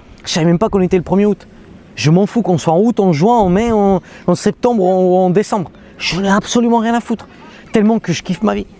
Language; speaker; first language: French; native; French